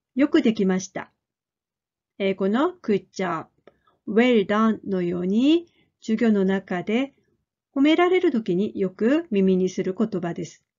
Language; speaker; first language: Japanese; non-native, fluent; Korean